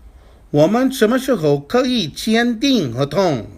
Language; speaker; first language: Chinese; non-native, fluent; English